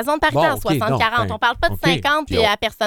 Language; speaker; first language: French; native; French